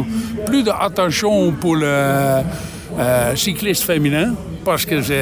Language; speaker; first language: French; non-native, learner; Dutch